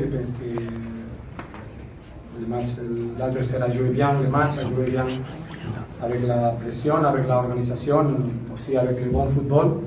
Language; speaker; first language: French; non-native, learner; Spanish